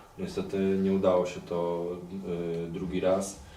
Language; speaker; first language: Polish; native; Polish